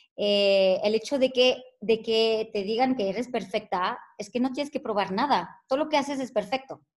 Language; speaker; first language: Spanish; non-native, fluent; French